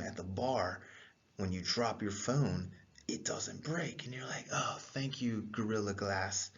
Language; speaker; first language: English; native; English